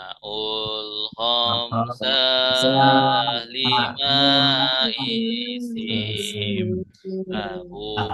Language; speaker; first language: Arabic; non-native, fluent; Indonesian